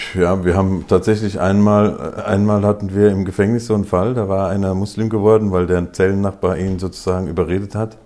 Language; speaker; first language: German; native; German